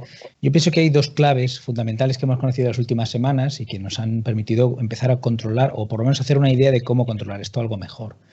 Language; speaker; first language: Spanish; native; Spanish